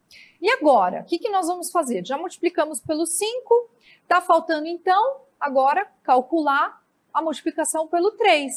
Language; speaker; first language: Portuguese; native; Portuguese